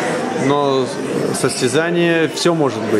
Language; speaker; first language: Russian; native; Russian